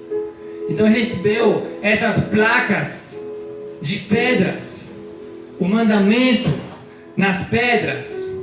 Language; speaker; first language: Portuguese; non-native, fluent; German